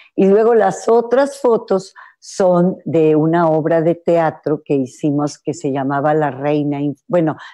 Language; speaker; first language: Spanish; native; Spanish